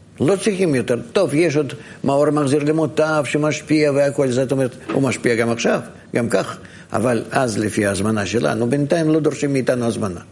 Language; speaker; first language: Hebrew; non-native, fluent; Russian